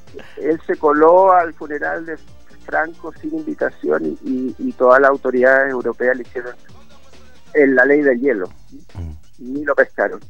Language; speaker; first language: Spanish; native; Spanish